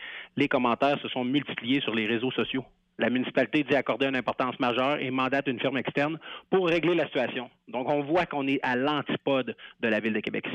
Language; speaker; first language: French; native; French